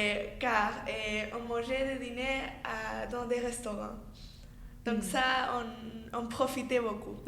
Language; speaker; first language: French; non-native, fluent; Spanish